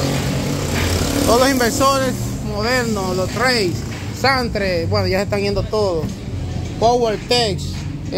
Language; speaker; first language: Spanish; native; Spanish